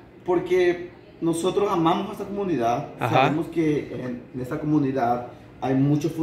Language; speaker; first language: Spanish; native; Spanish